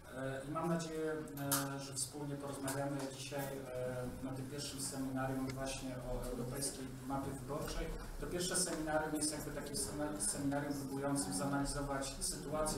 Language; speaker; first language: Polish; native; Polish